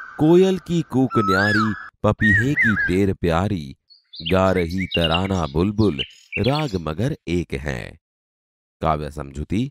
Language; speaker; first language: Hindi; non-native, local second language; Gujarati